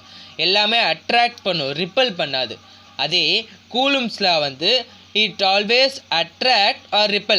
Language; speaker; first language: Tamil; native; Tamil